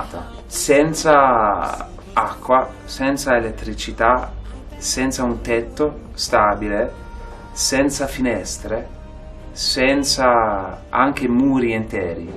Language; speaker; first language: Italian; non-native, fluent; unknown